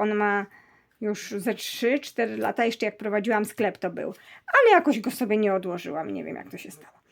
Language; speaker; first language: Polish; native; Polish